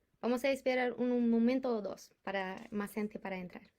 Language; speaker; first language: Spanish; non-native, fluent; English